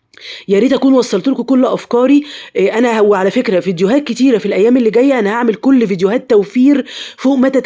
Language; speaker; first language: Arabic; native; Arabic